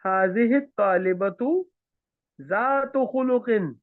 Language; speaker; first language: Arabic; non-native, fluent; Urdu